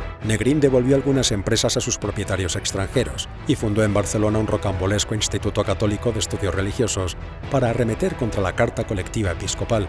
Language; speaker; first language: Spanish; native; Spanish